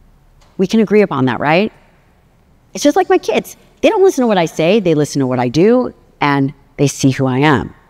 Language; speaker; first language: English; native; English